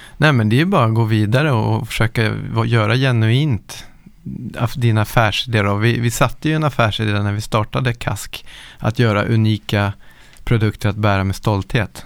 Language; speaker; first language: Swedish; native; Swedish